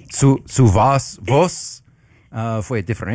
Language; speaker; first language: Spanish; non-native, learner; English